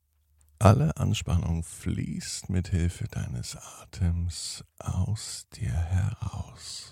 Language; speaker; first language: German; native; German